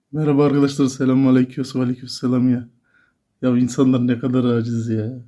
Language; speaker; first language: Turkish; native; Turkish